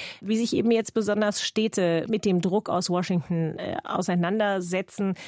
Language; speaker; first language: German; non-native, fluent; English